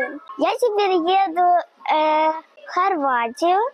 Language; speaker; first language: Ukrainian; non-native, local second language; Russian